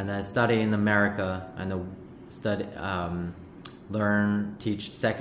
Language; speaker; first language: English; non-native, fluent; Chinese